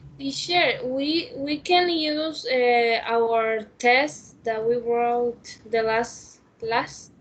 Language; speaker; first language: English; non-native, learner; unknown